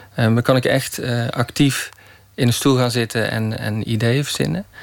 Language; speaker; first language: Dutch; native; Dutch